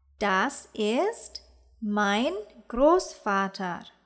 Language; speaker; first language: German; non-native, fluent; Indonesian